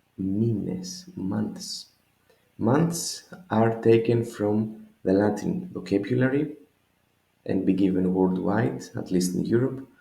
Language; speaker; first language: English; non-native, fluent; Greek